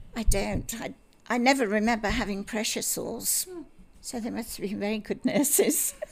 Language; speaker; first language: English; native; English